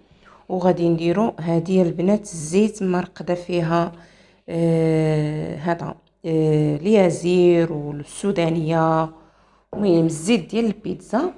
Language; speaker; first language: Arabic; native; Arabic